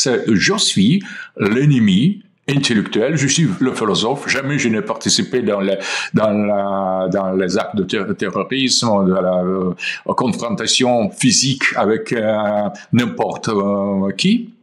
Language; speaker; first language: French; non-native, fluent; Russian